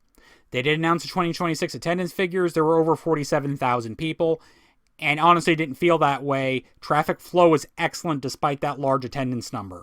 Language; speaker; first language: English; native; English